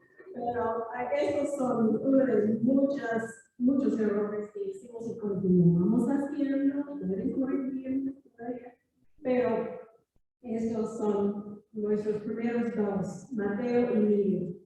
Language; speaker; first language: Spanish; non-native, fluent; English